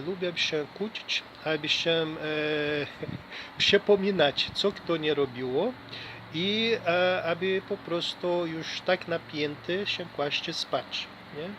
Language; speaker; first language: Polish; non-native, learner; Portuguese